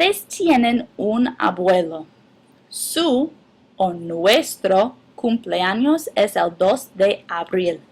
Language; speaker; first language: Spanish; non-native, fluent; English